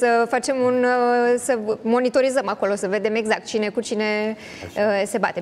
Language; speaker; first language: Romanian; native; Romanian